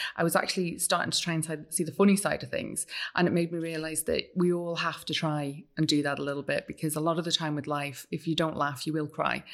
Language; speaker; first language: English; native; English